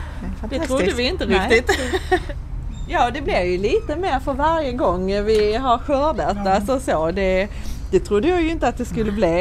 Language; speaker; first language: Swedish; native; Swedish